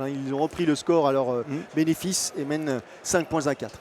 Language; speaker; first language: French; native; French